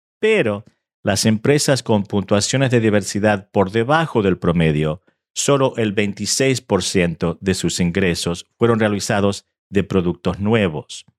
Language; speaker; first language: Spanish; early bilingual, heritage; Spanish